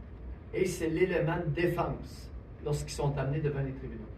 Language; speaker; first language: French; native; French